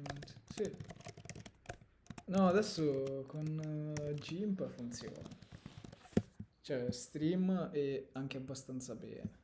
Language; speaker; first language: Italian; early bilingual, other home language; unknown